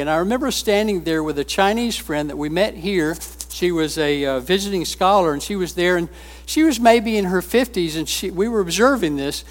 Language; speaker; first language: English; native; English